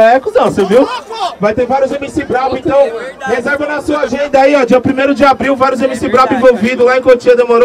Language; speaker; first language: Portuguese; native; Portuguese